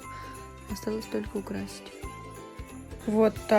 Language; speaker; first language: Russian; native; Russian